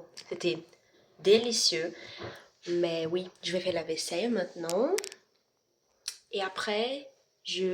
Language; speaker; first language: French; non-native, learner; Spanish